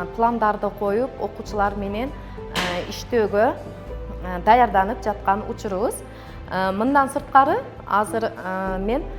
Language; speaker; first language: Kyrgyz; non-native, local second language; Uzbek